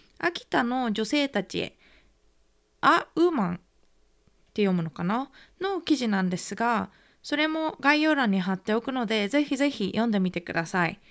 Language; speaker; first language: Japanese; native; Japanese